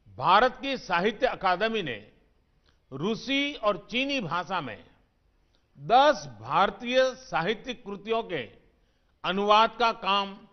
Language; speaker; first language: Hindi; non-native, local second language; Gujarati